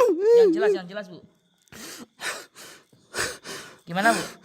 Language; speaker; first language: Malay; non-native, local second language; Javanese